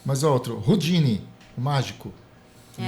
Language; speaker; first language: Portuguese; native; Portuguese